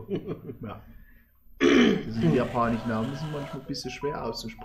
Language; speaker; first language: German; native; German